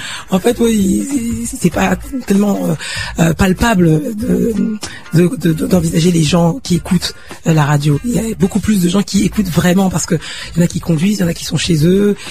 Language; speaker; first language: French; native; French